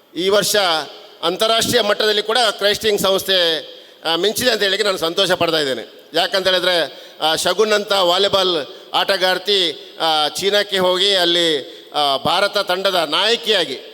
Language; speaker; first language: Kannada; native; Kannada